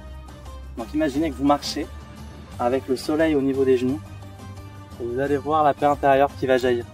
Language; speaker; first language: French; native; French